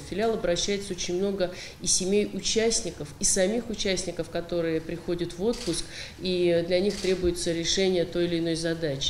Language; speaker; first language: Russian; native; Russian